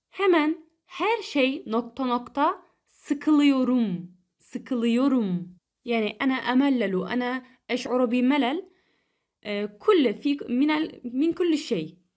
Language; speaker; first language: Arabic; non-native, fluent; Turkish